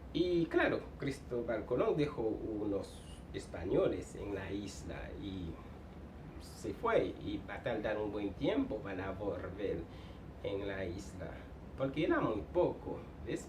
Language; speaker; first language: Spanish; non-native, fluent; Haitian Creole